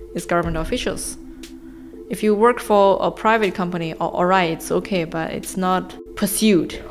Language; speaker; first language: English; non-native, fluent; Chinese